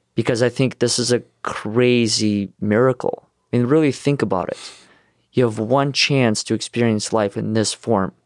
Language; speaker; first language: English; non-native, fluent; Russian